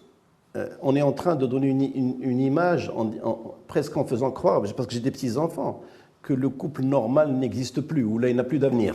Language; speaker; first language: French; non-native, local second language; Arabic